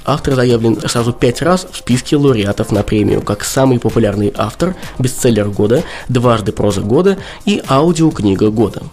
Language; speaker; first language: Russian; native; Russian